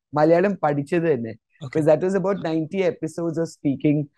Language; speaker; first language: English; non-native, local second language; Malayalam